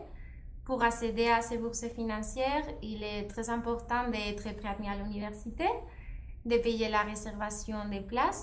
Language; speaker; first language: French; non-native, fluent; Spanish